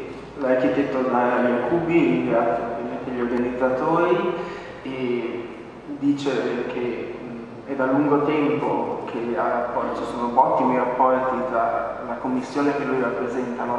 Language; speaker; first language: Italian; native; Italian